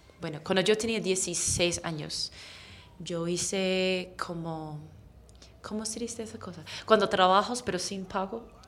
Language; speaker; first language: Spanish; non-native, fluent; English